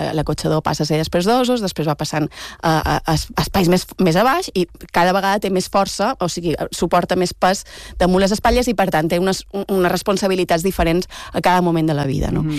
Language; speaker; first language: Catalan; native; Catalan